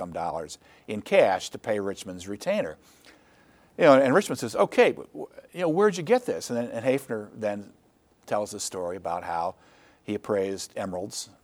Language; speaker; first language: English; native; English